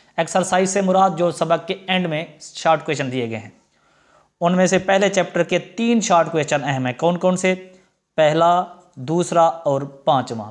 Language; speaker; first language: Urdu; non-native, local second language; Punjabi